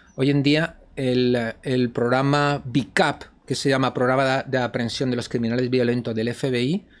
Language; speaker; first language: Spanish; native; Spanish